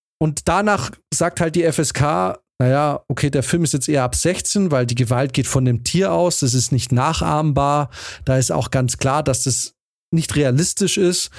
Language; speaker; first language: German; native; German